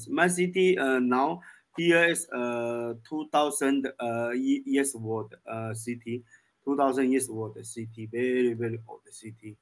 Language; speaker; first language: English; non-native, learner; Chinese